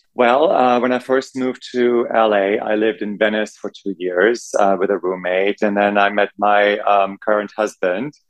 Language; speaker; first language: English; non-native, fluent; German